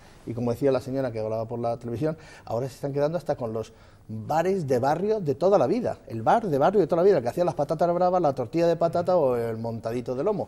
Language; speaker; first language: Spanish; native; Spanish